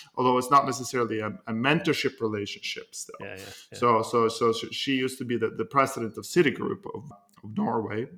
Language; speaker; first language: English; non-native, fluent; Norwegian